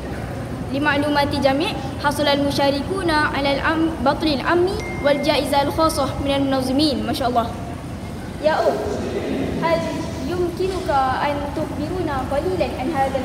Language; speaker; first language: Arabic; non-native, learner; Malay